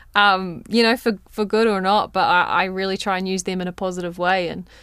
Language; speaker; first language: English; native; English